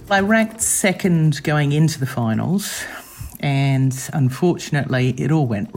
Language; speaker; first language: English; native; English